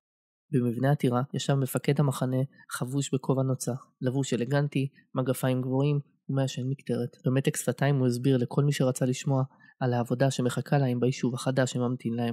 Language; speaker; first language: Hebrew; native; Hebrew